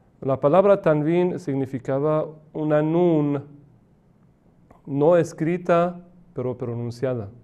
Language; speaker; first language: Spanish; non-native, fluent; Persian